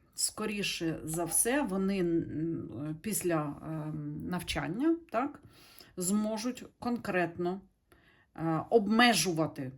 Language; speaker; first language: Ukrainian; native; Ukrainian